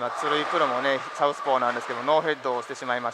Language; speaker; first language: Japanese; native; Japanese